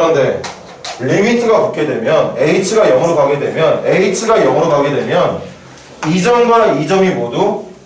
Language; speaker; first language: Korean; native; Korean